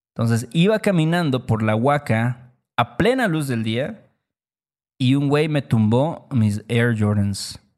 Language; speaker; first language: Spanish; native; Spanish